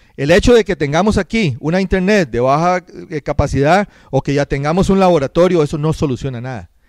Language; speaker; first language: Spanish; native; Spanish